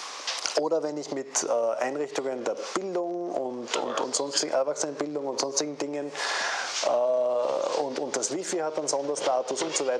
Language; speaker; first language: German; native; German